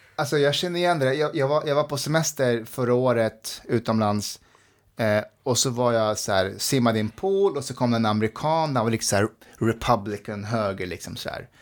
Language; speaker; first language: Swedish; early bilingual, other home language; Persian